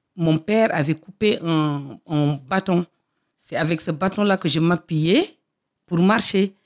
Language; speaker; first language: French; non-native, local second language; Fula